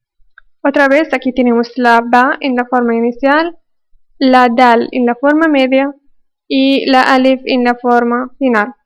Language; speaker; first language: Spanish; non-native, fluent; Arabic